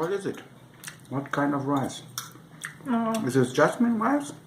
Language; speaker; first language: English; non-native, fluent; German